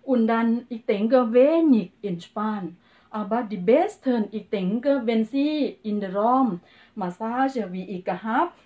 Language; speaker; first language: German; non-native, learner; Thai